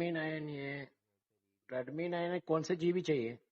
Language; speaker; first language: Hindi; non-native, local second language; Malayalam